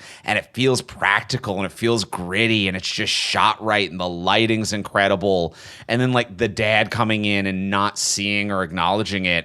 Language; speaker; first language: English; native; English